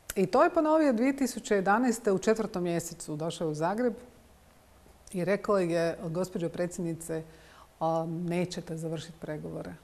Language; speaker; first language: Croatian; native; Croatian